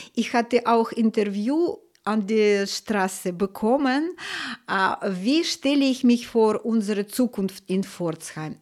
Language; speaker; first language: German; non-native, fluent; Russian